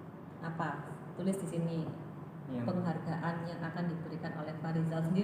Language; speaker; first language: Indonesian; native; Indonesian